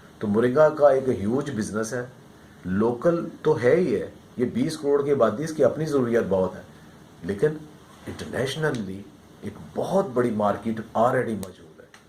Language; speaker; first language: Urdu; non-native, local second language; Punjabi